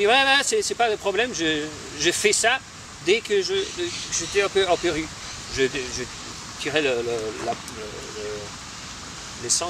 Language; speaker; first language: French; non-native, fluent; Spanish